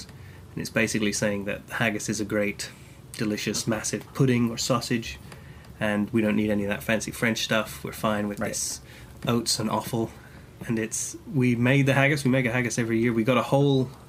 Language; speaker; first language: English; native; English